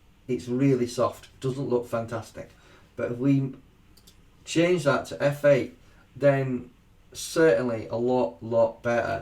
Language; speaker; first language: English; native; English